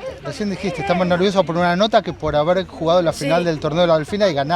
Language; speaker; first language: Spanish; native; Spanish